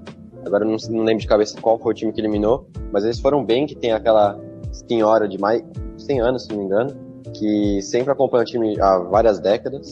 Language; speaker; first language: Portuguese; native; Portuguese